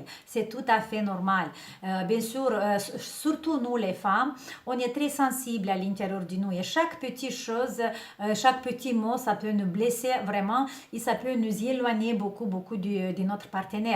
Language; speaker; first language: French; non-native, fluent; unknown